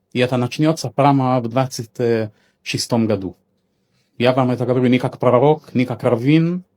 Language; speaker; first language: Russian; non-native, learner; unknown